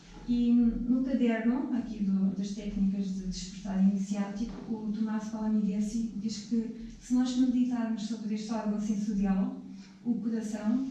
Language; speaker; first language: Portuguese; native; Portuguese